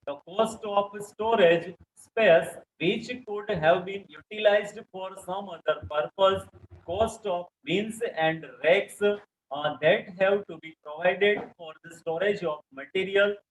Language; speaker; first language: English; non-native, local second language; Gujarati